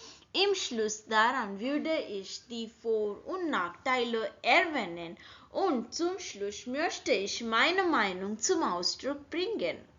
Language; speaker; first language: German; non-native, learner; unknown